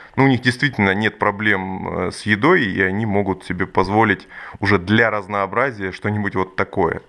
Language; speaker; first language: Russian; native; Russian